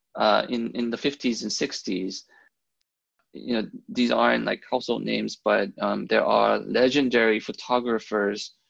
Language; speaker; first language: English; early bilingual, other home language; Korean